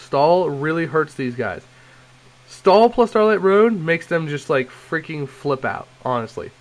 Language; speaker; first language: English; native; English